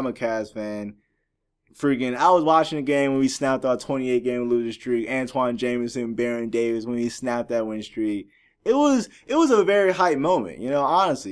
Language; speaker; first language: English; native; English